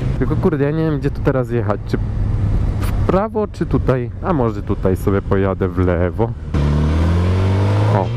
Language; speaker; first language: Polish; native; Polish